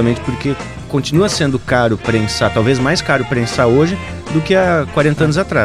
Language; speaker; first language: Portuguese; native; Portuguese